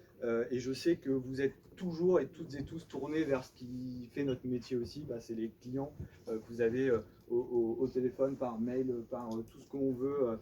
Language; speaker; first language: French; native; French